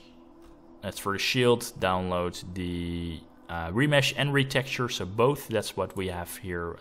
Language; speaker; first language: English; non-native, fluent; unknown